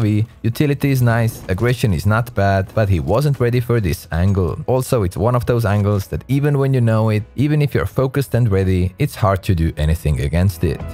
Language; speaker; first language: English; non-native, fluent; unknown